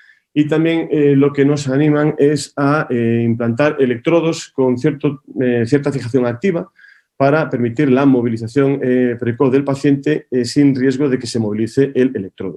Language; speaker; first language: Spanish; native; Spanish